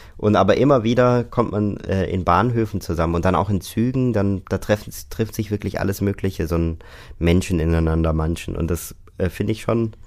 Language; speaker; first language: German; native; German